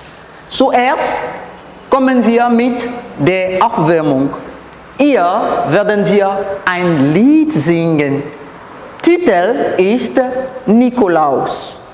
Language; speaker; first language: German; non-native, fluent; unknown